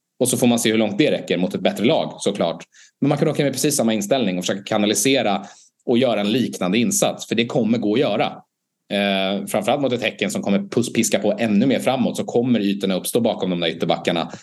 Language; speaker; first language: Swedish; native; Swedish